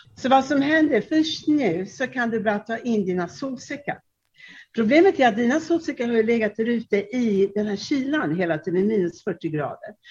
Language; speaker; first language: Swedish; non-native, fluent; Czech